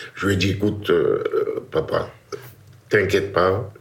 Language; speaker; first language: French; native; French